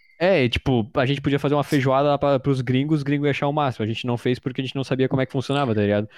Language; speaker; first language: Portuguese; early bilingual, heritage; Portuguese